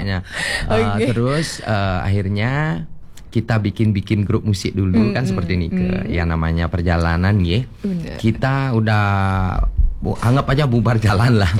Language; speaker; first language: Indonesian; native; Indonesian